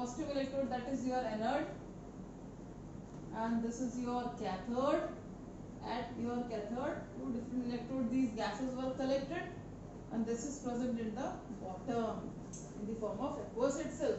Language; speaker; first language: English; non-native, local second language; Hindi